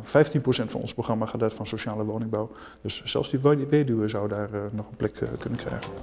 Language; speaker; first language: Dutch; native; Dutch